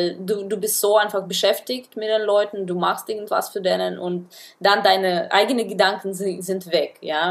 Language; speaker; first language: German; non-native, fluent; Russian